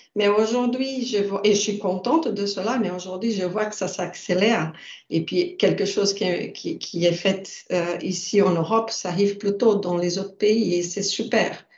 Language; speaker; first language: French; non-native, fluent; Portuguese